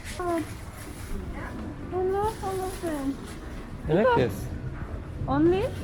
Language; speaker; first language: English; non-native, fluent; Spanish